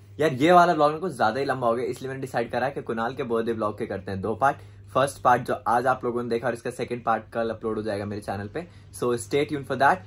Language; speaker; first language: Hindi; native; Hindi